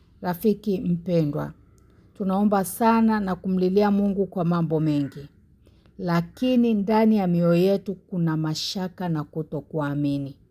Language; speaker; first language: Swahili; native; Swahili